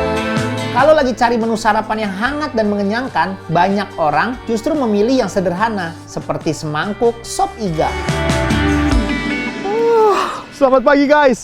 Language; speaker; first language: Indonesian; native; Indonesian